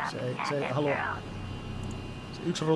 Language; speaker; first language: Finnish; native; Finnish